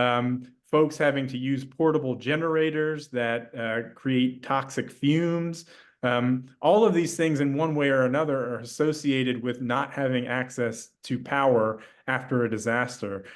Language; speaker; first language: English; native; English